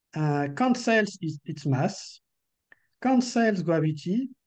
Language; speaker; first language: English; non-native, fluent; French